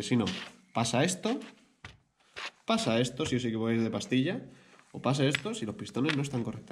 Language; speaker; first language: Spanish; native; Spanish